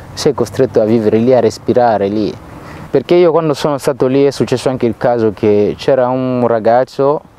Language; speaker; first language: Italian; non-native, fluent; Lingala